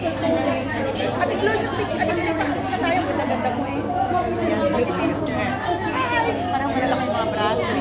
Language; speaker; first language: Filipino; non-native, local second language; Iloko